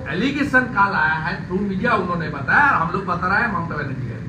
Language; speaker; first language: Hindi; non-native, local second language; Bangla